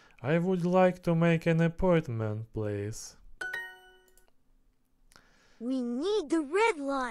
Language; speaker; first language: English; non-native, learner; Russian